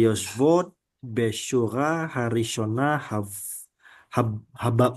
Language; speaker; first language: Hebrew; non-native, learner; Indonesian